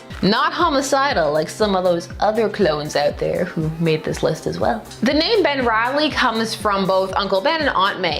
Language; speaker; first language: English; native; English